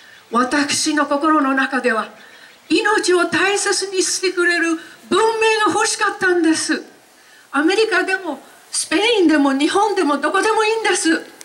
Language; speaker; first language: Japanese; native; Japanese